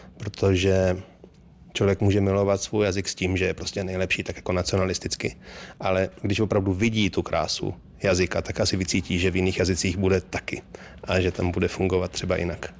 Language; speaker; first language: Czech; early bilingual, heritage; Czech